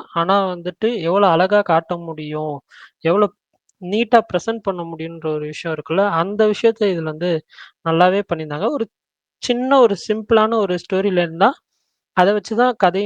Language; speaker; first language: Tamil; native; Tamil